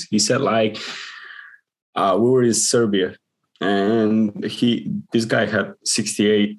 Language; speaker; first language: English; non-native, fluent; Macedonian